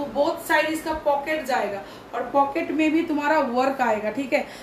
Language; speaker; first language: Hindi; non-native, local second language; Bangla